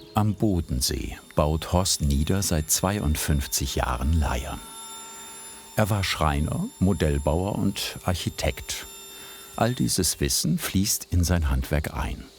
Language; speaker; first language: German; native; German